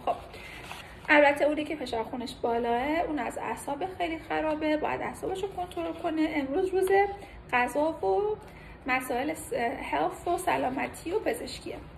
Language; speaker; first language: Persian; early bilingual, heritage; Persian